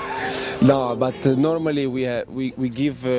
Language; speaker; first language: English; non-native, learner; Spanish